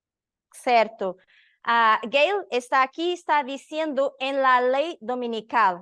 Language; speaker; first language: Spanish; non-native, learner; Portuguese